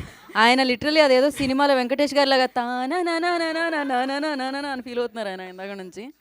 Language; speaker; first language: Telugu; native; Telugu